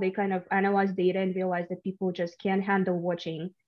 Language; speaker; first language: English; non-native, fluent; Russian